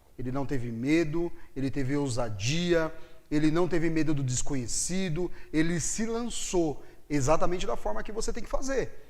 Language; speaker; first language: Portuguese; native; Portuguese